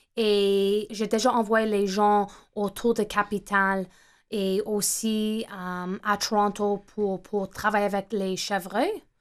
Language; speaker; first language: French; non-native, fluent; English